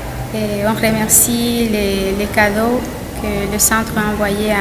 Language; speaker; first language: French; non-native, fluent; Spanish